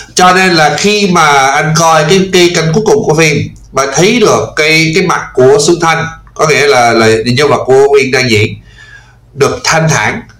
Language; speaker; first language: Vietnamese; non-native, fluent; English